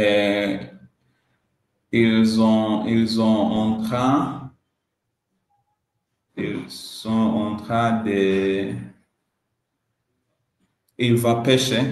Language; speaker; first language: French; non-native, learner; Swahili